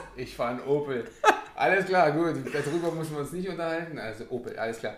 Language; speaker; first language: German; early bilingual, other home language; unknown